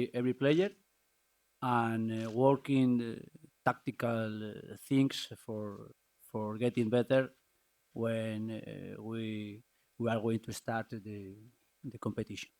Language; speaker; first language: English; non-native, learner; Spanish